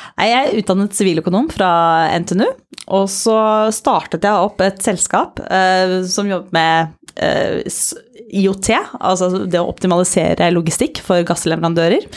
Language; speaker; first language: Norwegian; native; Norwegian